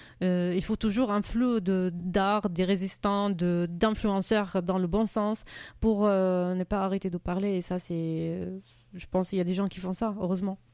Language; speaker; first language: French; non-native, fluent; Arabic